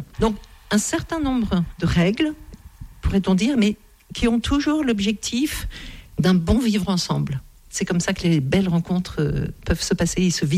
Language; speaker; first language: French; native; French